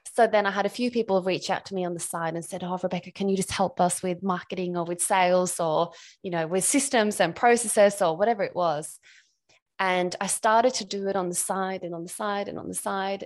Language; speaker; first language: English; non-native, fluent; Swedish